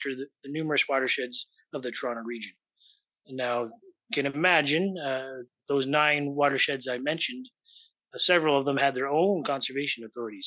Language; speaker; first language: English; native; English